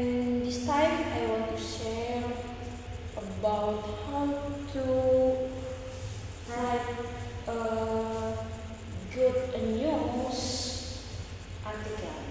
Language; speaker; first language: English; non-native, learner; Indonesian